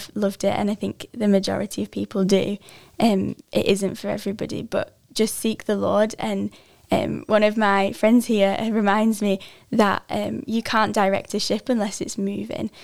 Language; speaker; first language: English; native; English